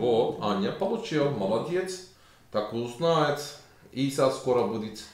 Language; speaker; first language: Russian; non-native, learner; Turkish